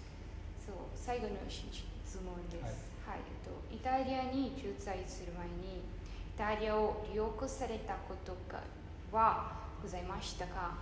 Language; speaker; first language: Japanese; non-native, learner; Italian